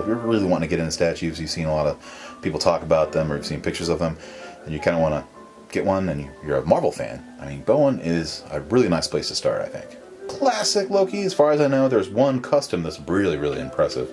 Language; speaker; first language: English; native; English